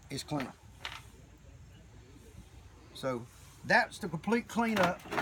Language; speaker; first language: English; native; English